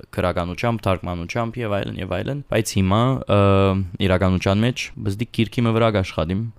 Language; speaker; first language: Armenian; early bilingual, heritage; Armenian